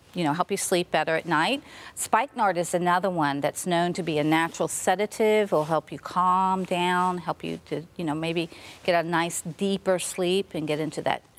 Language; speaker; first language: English; native; English